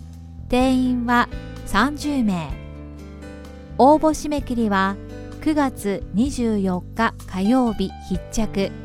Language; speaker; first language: Japanese; native; Japanese